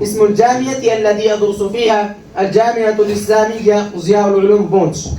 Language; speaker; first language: Arabic; non-native, learner; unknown